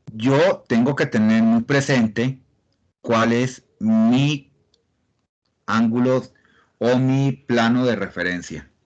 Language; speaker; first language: Spanish; native; Spanish